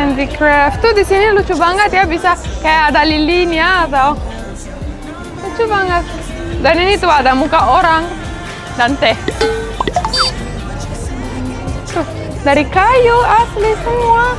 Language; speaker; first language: Indonesian; non-native, fluent; Romanian